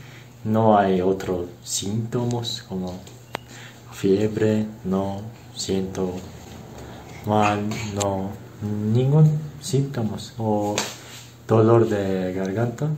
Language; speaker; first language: Spanish; non-native, learner; Turkish